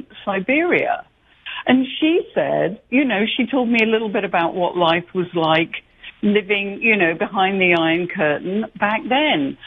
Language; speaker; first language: English; native; English